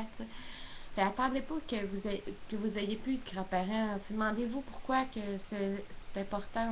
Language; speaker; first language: French; native; French